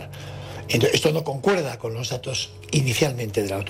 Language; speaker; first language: Spanish; native; Spanish